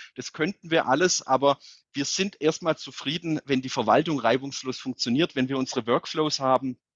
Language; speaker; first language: German; native; German